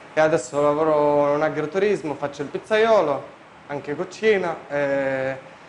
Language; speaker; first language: Italian; non-native, fluent; Arabic